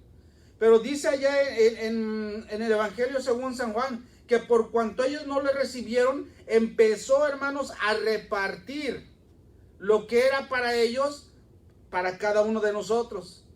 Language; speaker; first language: Spanish; native; Spanish